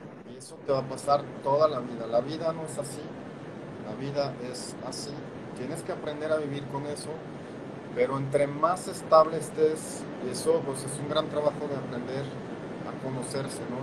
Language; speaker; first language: Spanish; non-native, fluent; French